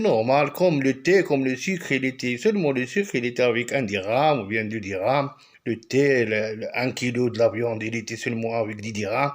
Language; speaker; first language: French; non-native, local second language; Arabic